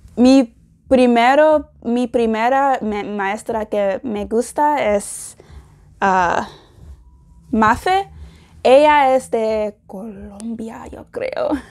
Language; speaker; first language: Spanish; non-native, learner; English